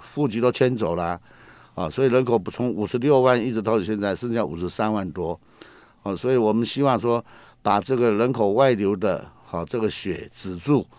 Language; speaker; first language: Chinese; native; Chinese